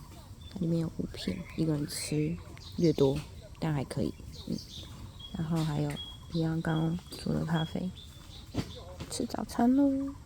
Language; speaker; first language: Chinese; native; Chinese